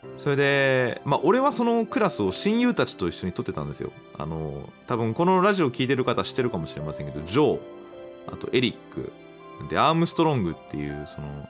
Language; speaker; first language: Japanese; native; Japanese